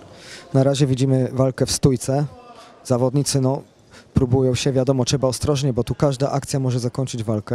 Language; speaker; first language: Polish; native; Polish